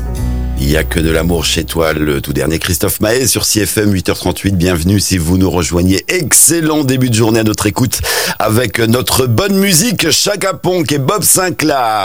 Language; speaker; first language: French; native; French